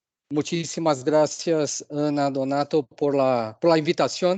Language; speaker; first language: Spanish; non-native, fluent; Portuguese